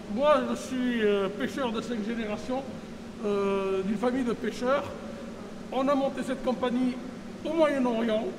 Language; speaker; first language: French; native; French